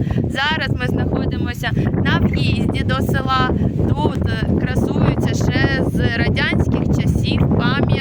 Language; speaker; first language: Ukrainian; non-native, local second language; Russian